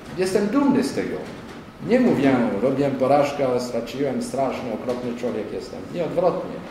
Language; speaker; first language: Polish; non-native, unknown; French